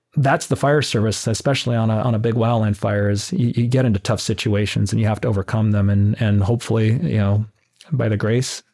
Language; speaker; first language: English; native; English